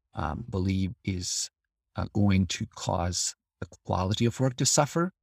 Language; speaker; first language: English; non-native, fluent; Albanian